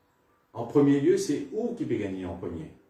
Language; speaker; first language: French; non-native, local second language; Morisyen